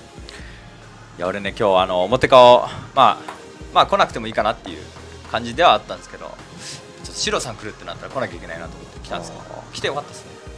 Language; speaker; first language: Japanese; native; Japanese